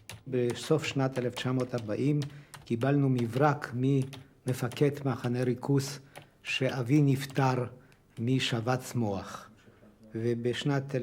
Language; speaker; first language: Hebrew; non-native, fluent; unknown